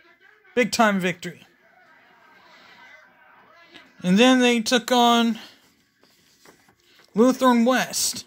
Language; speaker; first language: English; native; English